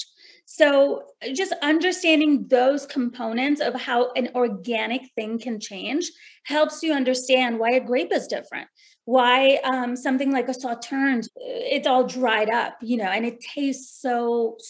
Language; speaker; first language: English; non-native, local second language; Hindi